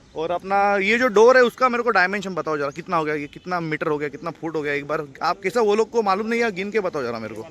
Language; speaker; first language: Hindi; non-native, local second language; Marathi